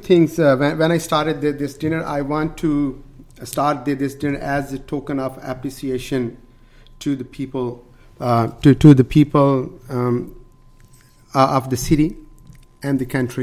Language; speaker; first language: English; non-native, local second language; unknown